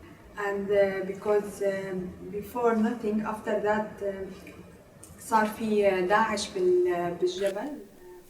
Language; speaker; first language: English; non-native, learner; Arabic